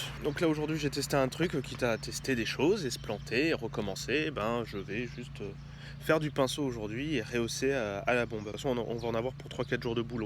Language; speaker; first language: French; native; French